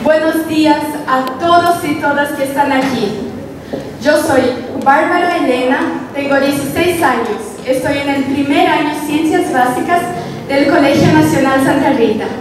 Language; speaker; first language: Spanish; non-native, local second language; Portuguese